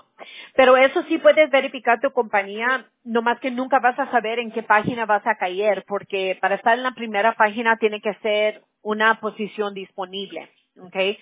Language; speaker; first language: Spanish; early bilingual, heritage; Spanish